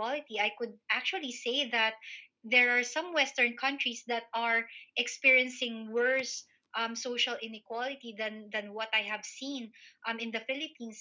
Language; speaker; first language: English; non-native, local second language; Filipino